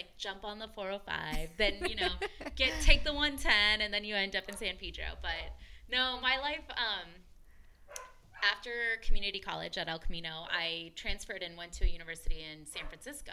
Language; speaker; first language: English; early bilingual, other home language; Spanish